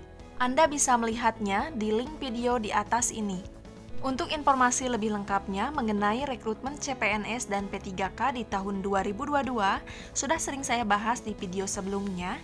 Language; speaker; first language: Indonesian; native; Indonesian